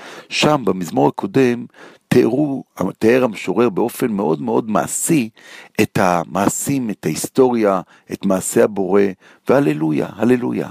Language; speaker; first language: Hebrew; native; Hebrew